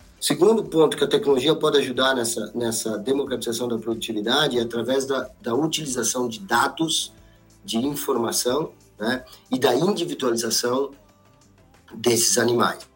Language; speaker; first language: Portuguese; native; Portuguese